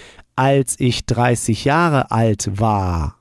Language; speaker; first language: German; non-native, fluent; English